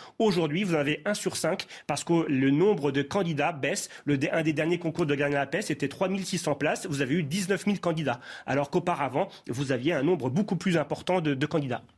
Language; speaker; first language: French; native; French